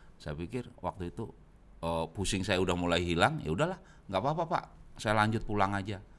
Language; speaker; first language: Indonesian; native; Indonesian